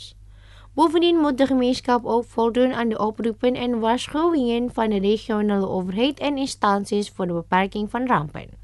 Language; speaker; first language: Dutch; non-native, learner; Indonesian